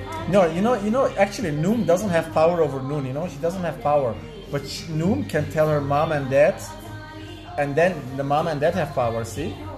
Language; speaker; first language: English; non-native, fluent; Dutch